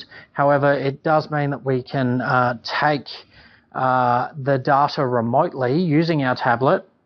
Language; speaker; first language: English; native; English